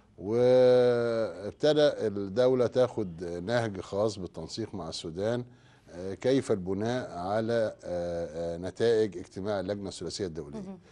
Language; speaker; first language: Arabic; native; Arabic